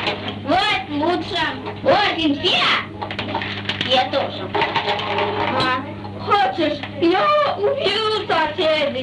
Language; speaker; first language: Russian; native; Russian